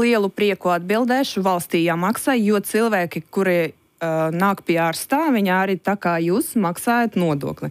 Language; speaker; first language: Latvian; non-native, local second language; Russian